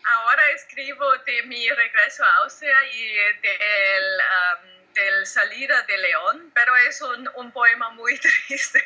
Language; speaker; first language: Spanish; non-native, learner; German